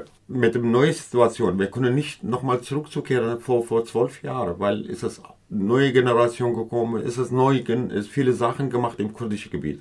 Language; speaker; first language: German; non-native, learner; Kurdish